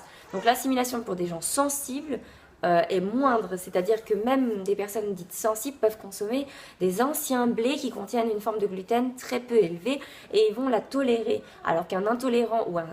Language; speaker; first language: French; native; French